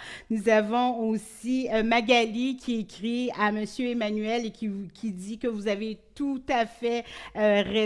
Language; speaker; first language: French; native; French